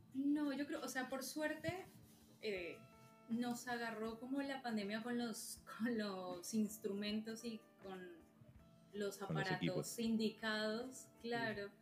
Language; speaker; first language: Spanish; native; Spanish